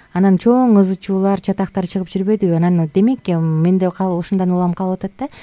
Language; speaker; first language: Kyrgyz; native; Kyrgyz